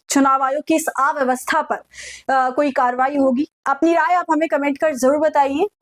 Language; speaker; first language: Hindi; native; Hindi